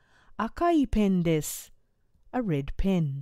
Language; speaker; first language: Japanese; non-native, fluent; English